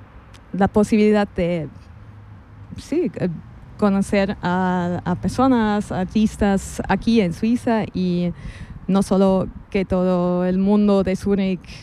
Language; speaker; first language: Spanish; non-native, fluent; German